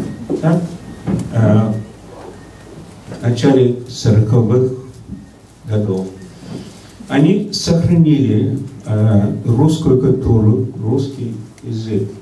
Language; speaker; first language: Russian; early bilingual, heritage; Russian